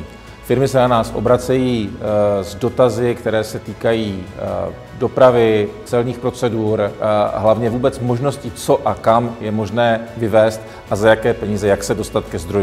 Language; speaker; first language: Czech; native; Czech